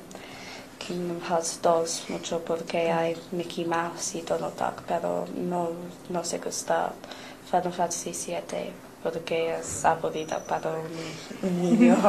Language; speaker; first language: Spanish; non-native, learner; English